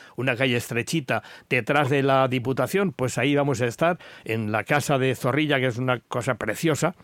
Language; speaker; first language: Spanish; native; Spanish